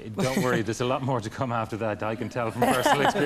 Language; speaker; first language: English; native; English